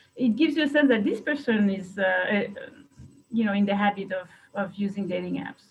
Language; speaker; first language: English; non-native, fluent; French